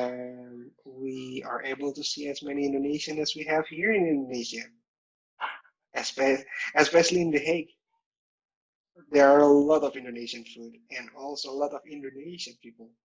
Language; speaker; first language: English; non-native, local second language; Indonesian